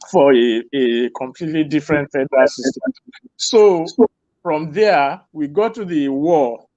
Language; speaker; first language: English; non-native, local second language; Yoruba